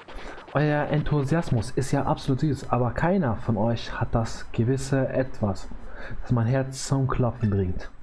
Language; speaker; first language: German; native; German